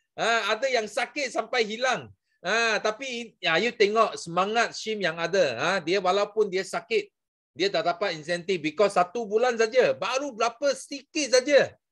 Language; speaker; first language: Malay; non-native, local second language; Chinese